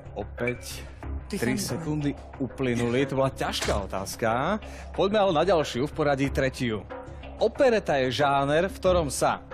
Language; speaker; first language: Slovak; native; Slovak